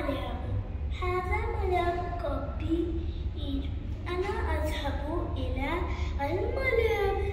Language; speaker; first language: Arabic; non-native, learner; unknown